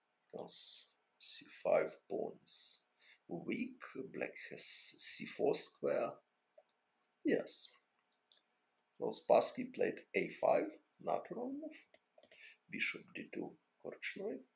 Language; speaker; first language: English; non-native, fluent; Ukrainian